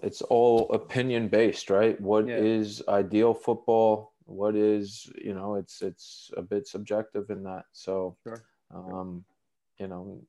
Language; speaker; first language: English; native; English